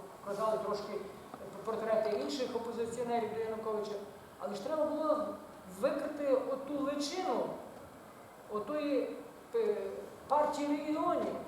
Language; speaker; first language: Ukrainian; native; Ukrainian